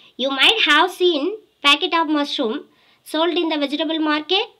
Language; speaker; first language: English; non-native, local second language; Tamil